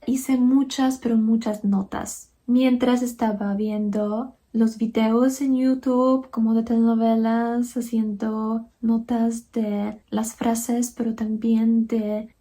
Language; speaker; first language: Spanish; non-native, fluent; Polish